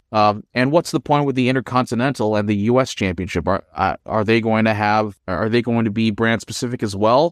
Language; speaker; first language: English; non-native, local second language; Filipino